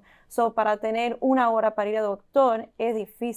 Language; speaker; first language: Spanish; early bilingual, heritage; Spanish